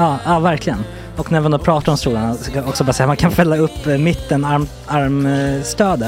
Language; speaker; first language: Swedish; native; Swedish